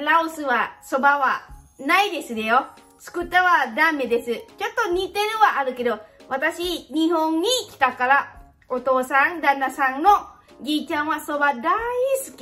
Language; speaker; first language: Japanese; non-native, learner; Lao